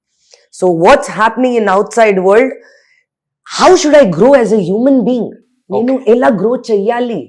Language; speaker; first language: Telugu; non-native, learner; Hindi